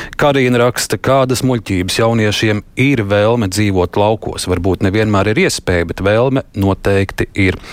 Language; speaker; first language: Latvian; native; Latvian